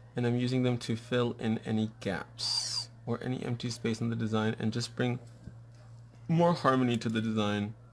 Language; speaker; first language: English; early bilingual, other home language; Spanish